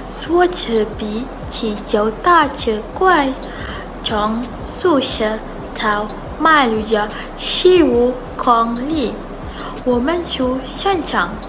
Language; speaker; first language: Chinese; non-native, learner; Malay